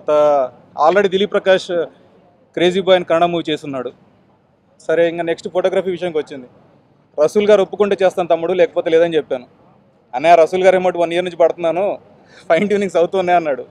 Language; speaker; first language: Telugu; native; Telugu